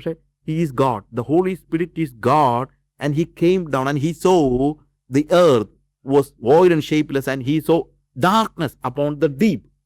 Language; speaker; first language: English; non-native, local second language; Malayalam